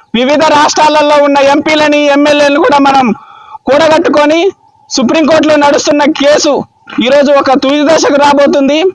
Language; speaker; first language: Telugu; native; Telugu